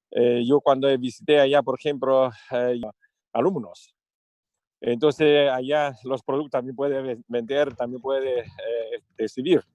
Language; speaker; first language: Spanish; non-native, learner; Chinese